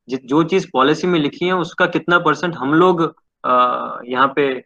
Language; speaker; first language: Hindi; non-native, local second language; Odia